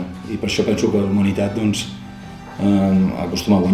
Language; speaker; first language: Catalan; native; Catalan